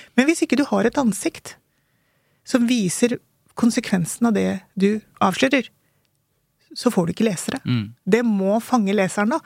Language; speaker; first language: Norwegian; early bilingual, other home language; Urdu